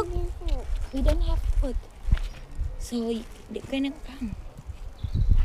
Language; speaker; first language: English; non-native, learner; Indonesian